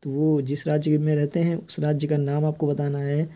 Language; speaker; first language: Hindi; native; Hindi